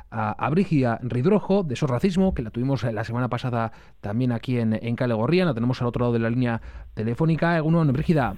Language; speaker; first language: Spanish; native; Spanish